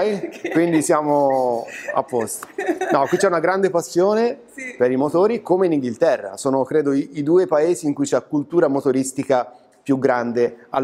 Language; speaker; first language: Italian; native; Italian